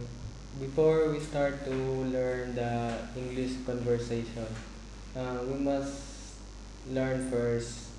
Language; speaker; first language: English; non-native, fluent; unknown